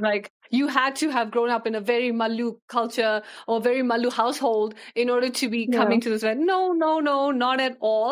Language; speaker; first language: English; early bilingual, other home language; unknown